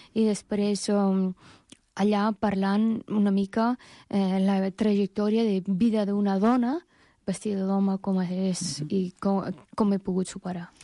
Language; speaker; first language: Catalan; non-native, fluent; Persian